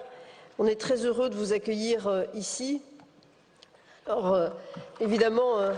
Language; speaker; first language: French; native; French